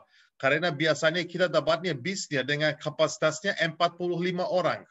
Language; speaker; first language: Indonesian; non-native, fluent; Turkish